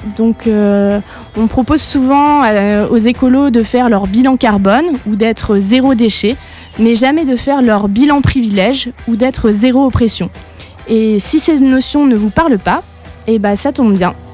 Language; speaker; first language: French; native; French